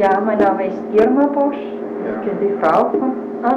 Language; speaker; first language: German; early bilingual, heritage; German